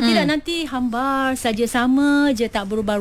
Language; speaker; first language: Malay; native; Malay